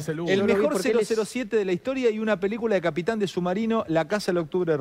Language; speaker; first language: Spanish; native; Spanish